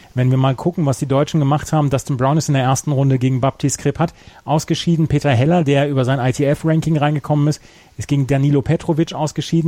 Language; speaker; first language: German; native; German